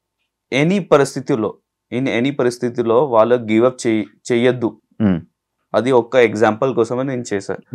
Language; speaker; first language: Telugu; non-native, learner; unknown